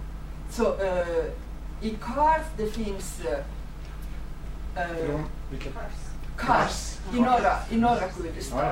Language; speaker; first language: Swedish; non-native, fluent; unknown